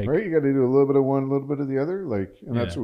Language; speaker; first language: English; native; English